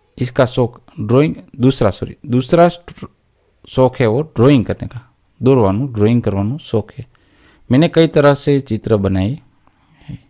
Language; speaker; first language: Hindi; non-native, local second language; Gujarati